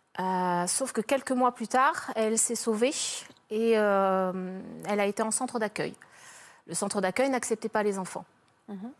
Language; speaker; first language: French; native; French